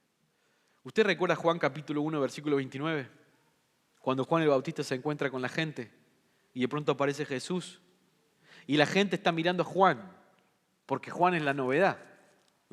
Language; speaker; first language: Spanish; native; Spanish